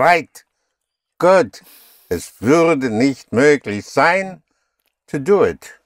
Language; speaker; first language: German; non-native, fluent; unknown